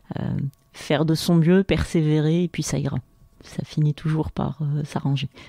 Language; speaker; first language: French; non-native, local second language; Arabic